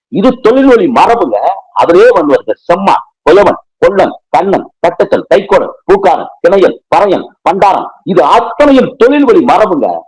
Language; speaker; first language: Tamil; native; Tamil